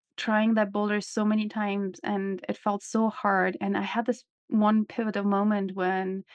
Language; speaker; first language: English; non-native, fluent; German